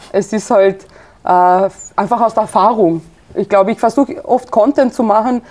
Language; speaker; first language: German; early bilingual, other home language; Serbian